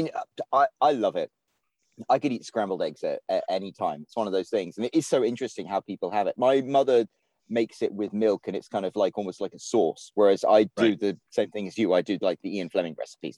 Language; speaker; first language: English; native; English